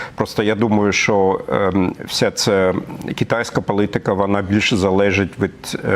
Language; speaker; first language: Ukrainian; non-native, fluent; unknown